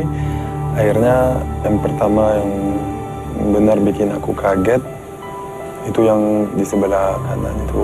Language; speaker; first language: Indonesian; non-native, fluent; English